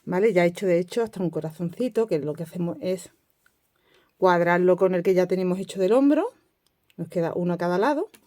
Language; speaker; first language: Spanish; native; Spanish